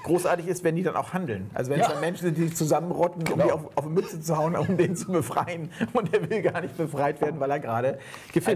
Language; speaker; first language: German; native; German